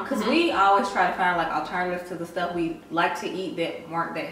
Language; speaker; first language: English; native; English